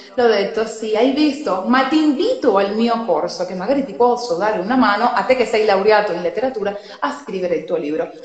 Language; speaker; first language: Italian; non-native, fluent; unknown